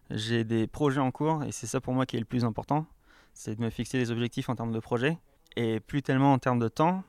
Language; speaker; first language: French; native; French